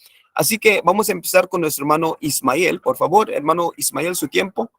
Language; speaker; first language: Spanish; native; Spanish